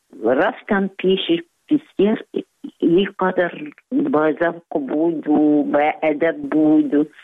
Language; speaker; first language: Persian; non-native, fluent; Arabic